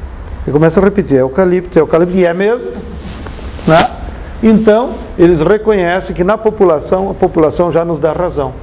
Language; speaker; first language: Portuguese; native; Portuguese